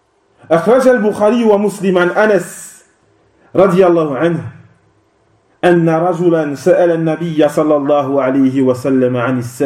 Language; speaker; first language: Arabic; non-native, fluent; French